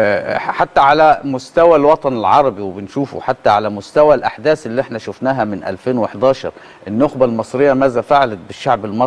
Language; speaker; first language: Arabic; native; Arabic